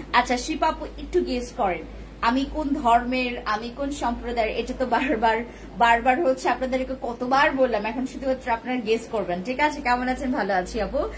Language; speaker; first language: Bangla; non-native, local second language; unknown